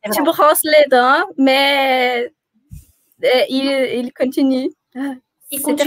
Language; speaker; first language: French; non-native, learner; Portuguese